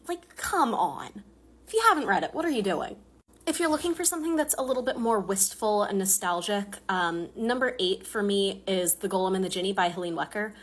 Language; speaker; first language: English; native; English